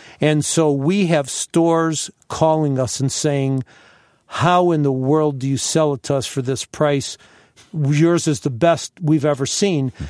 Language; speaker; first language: English; native; English